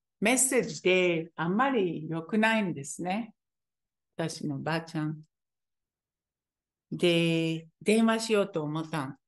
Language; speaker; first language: Japanese; non-native, fluent; Hebrew